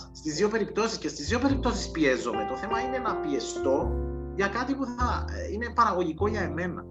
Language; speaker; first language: Greek; native; Greek